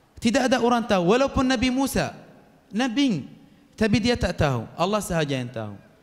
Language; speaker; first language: Malay; non-native, fluent; Arabic